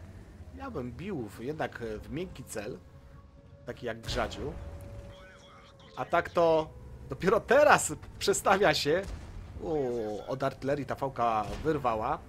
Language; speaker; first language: Polish; native; Polish